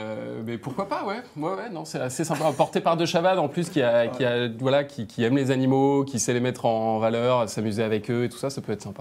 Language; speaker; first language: French; native; French